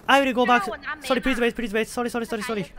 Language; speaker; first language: English; non-native, learner; Japanese